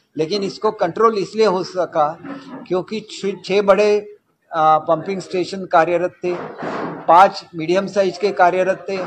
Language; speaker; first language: Hindi; non-native, local second language; Marathi